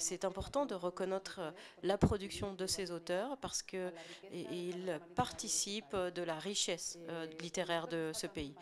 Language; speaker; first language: French; non-native, fluent; Spanish